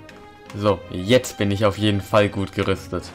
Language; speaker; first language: German; native; German